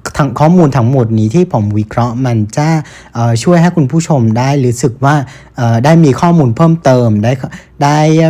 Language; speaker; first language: Thai; non-native, fluent; Vietnamese